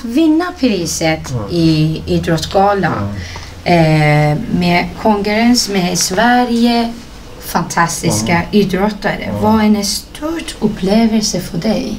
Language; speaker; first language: Swedish; non-native, fluent; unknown